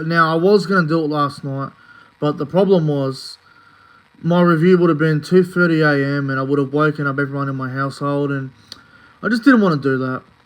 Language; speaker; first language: English; native; English